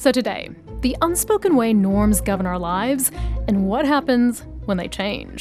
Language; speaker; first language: English; native; English